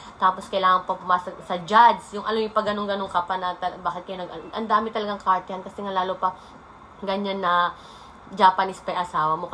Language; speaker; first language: Filipino; native; Filipino